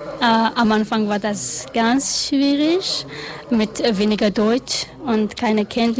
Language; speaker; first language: German; non-native, learner; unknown